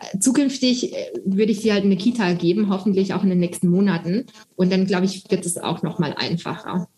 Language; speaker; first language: German; early bilingual, other home language; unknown